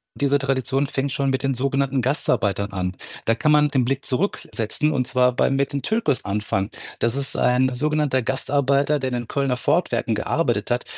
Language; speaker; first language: German; early bilingual, other home language; Turkish